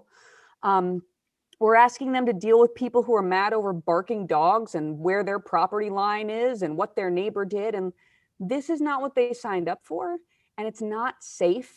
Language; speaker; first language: English; native; English